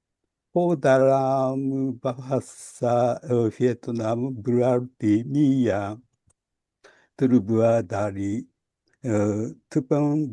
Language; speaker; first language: Indonesian; non-native, learner; Japanese